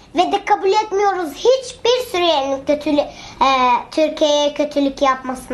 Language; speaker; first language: Turkish; non-native, fluent; Arabic